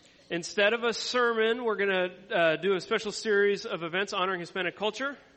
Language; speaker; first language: English; native; English